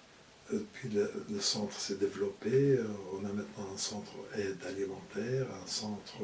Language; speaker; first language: French; non-native, fluent; Arabic